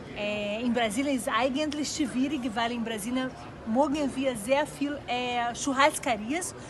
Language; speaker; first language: German; non-native, learner; Portuguese